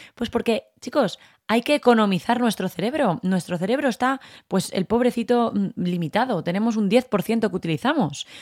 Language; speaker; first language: Spanish; native; Spanish